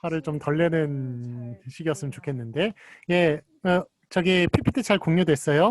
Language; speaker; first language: Korean; native; Korean